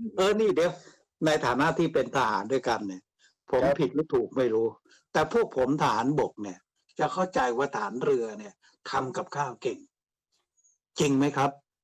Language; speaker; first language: Thai; native; Thai